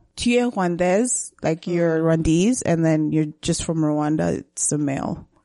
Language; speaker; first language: English; non-native, local second language; Kinyarwanda